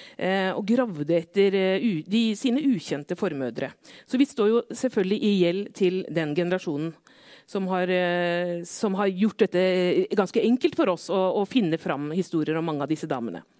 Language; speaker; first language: Norwegian; native; Norwegian